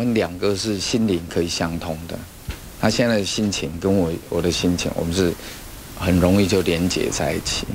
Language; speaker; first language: Chinese; native; Chinese